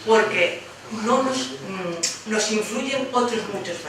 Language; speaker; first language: Spanish; native; Spanish